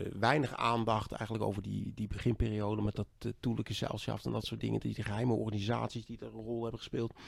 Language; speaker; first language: Dutch; native; Dutch